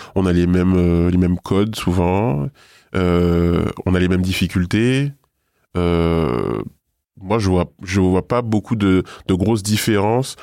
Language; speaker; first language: French; native; French